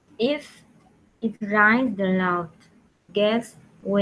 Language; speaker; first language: English; non-native, learner; Spanish